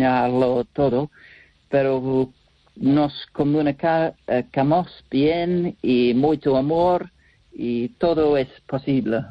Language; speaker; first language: Spanish; non-native, learner; English